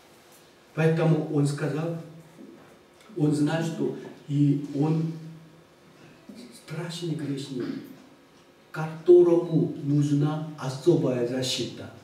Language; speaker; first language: Russian; non-native, fluent; Korean